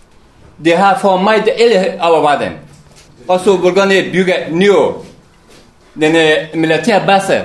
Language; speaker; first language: Danish; non-native, learner; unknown